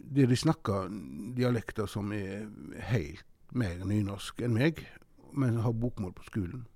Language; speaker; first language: Norwegian; native; Norwegian